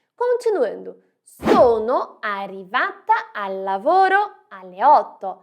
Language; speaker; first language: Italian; non-native, fluent; Portuguese